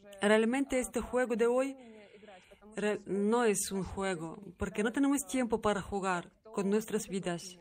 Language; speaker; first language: Spanish; non-native, learner; Russian